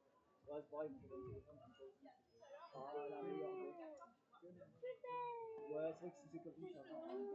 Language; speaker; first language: French; native; French